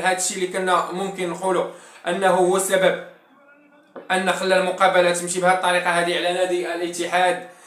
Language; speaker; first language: Arabic; native; Arabic